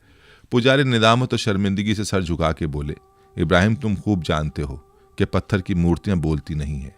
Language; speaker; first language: Urdu; native; Urdu